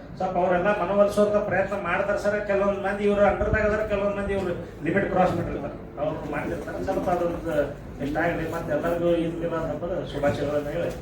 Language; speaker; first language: Kannada; native; Kannada